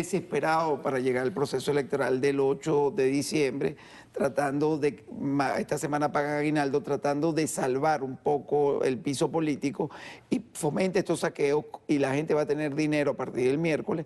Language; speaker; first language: Spanish; native; Spanish